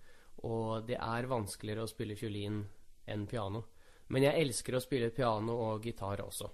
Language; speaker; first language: Norwegian; early bilingual, other home language; Russian